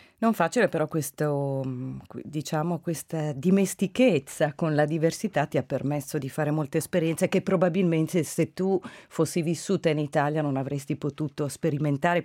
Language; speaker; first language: Italian; native; Italian